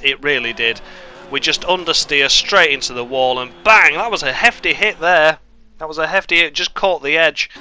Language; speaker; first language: English; native; English